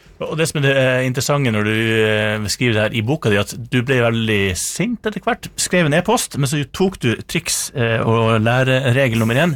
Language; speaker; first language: Norwegian; native; Norwegian